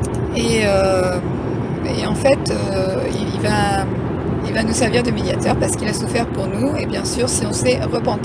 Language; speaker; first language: French; native; French